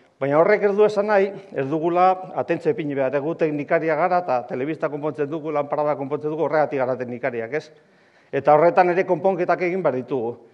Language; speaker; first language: Basque; non-native, local second language; Spanish